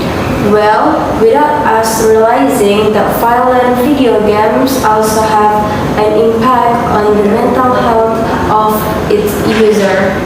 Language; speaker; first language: English; non-native, learner; Indonesian